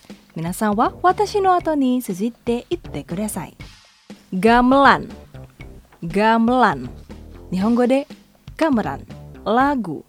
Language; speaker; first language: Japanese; non-native, fluent; Indonesian